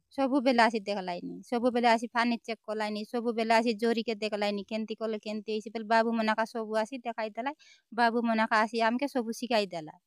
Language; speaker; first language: Odia; non-native, local second language; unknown